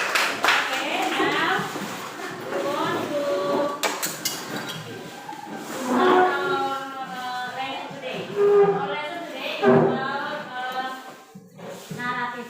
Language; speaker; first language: English; non-native, learner; Indonesian